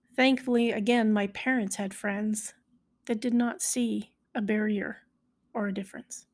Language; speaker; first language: English; native; English